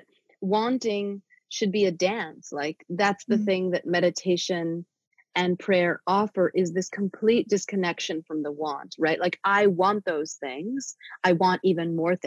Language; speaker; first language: English; native; English